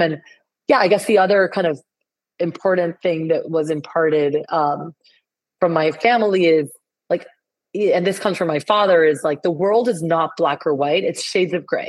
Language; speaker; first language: English; non-native, fluent; Spanish